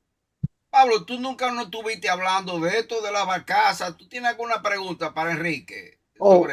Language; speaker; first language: Spanish; native; Spanish